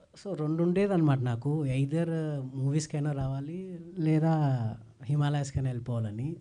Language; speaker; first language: Telugu; native; Telugu